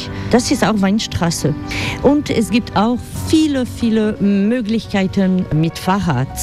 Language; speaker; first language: German; non-native, fluent; French